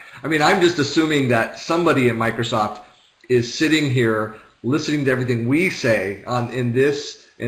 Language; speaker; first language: English; native; English